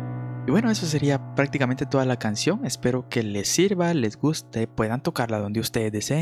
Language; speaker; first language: Spanish; native; Spanish